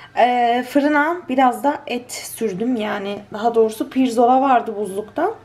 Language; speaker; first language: Turkish; early bilingual, heritage; Turkish